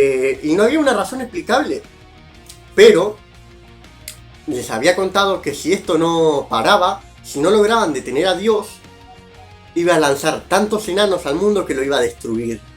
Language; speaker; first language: Spanish; native; Spanish